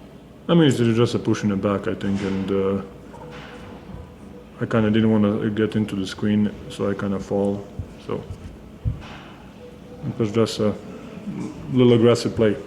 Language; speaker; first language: English; non-native, fluent; Serbian